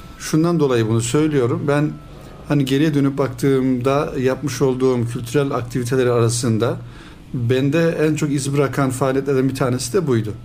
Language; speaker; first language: Turkish; native; Turkish